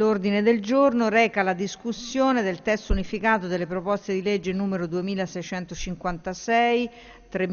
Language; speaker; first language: Italian; native; Italian